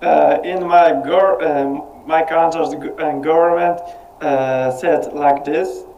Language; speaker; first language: English; non-native, learner; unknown